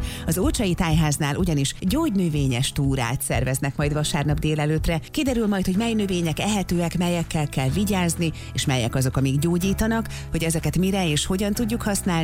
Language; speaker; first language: Hungarian; native; Hungarian